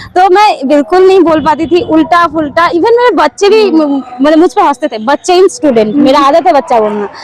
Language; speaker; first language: Hindi; non-native, local second language; Bangla